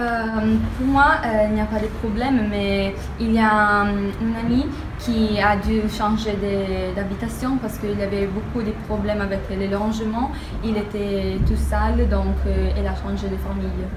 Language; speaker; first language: French; non-native, learner; Italian